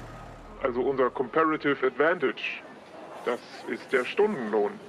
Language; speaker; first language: German; non-native, fluent; Polish